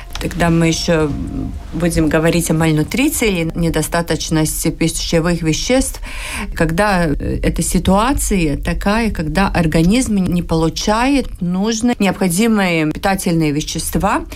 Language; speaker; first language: Russian; non-native, local second language; Latvian